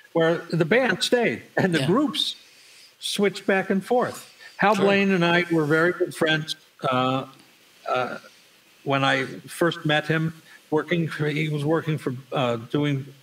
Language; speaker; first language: English; native; English